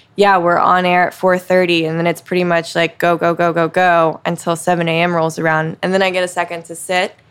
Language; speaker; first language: English; native; English